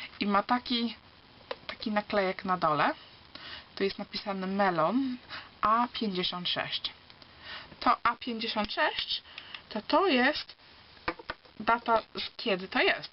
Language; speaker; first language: Polish; early bilingual, heritage; Polish